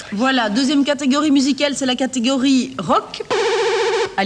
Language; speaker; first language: French; native; French